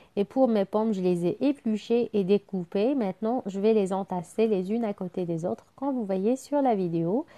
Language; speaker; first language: French; non-native, local second language; Arabic